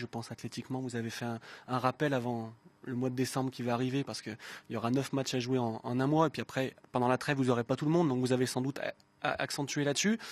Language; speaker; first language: French; native; French